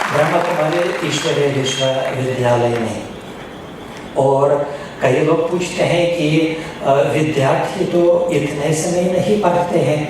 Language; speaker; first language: Hindi; non-native, fluent; Russian